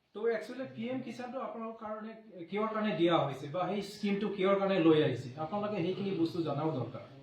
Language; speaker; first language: Assamese; non-native, local second language; Bangla